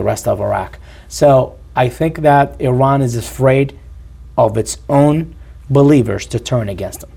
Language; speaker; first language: English; non-native, fluent; Arabic